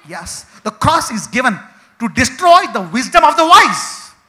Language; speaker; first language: English; non-native, local second language; Telugu